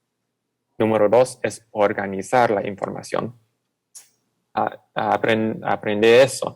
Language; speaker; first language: Spanish; non-native, fluent; English